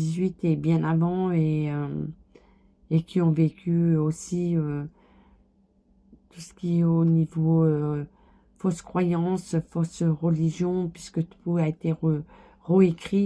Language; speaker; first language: French; native; French